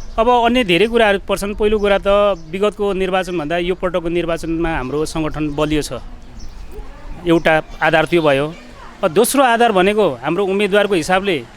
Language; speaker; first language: Nepali; native; Nepali